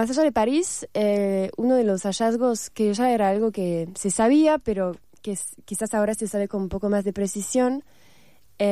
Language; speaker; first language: Spanish; non-native, fluent; French